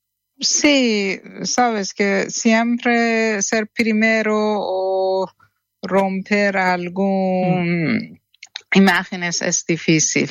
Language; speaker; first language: Spanish; non-native, fluent; Persian